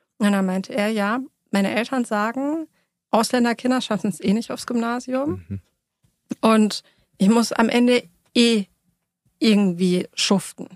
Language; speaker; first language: German; early bilingual, other home language; Persian